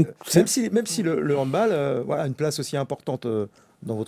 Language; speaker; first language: French; native; French